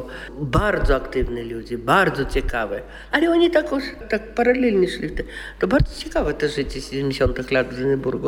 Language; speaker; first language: Polish; non-native, local second language; Russian